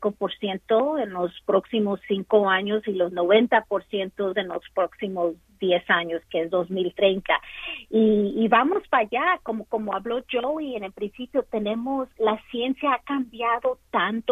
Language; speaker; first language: Spanish; early bilingual, other home language; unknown